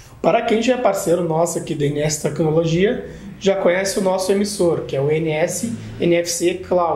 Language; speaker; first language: Portuguese; native; Portuguese